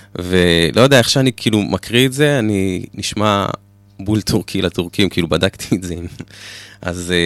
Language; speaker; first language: Hebrew; native; Hebrew